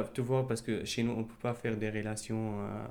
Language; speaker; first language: French; non-native, fluent; Arabic